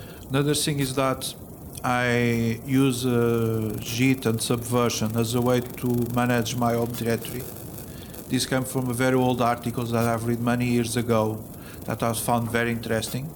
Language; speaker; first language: English; non-native, fluent; Portuguese